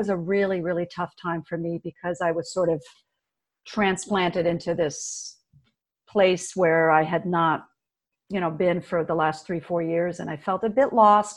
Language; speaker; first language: English; early bilingual, other home language; French